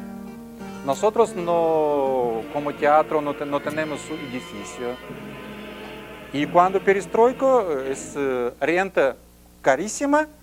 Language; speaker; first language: Spanish; non-native, learner; Russian